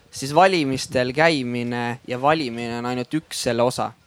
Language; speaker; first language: Estonian; native; Estonian